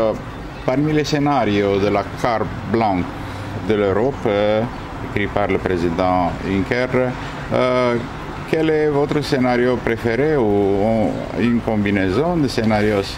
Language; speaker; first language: French; non-native, fluent; Romanian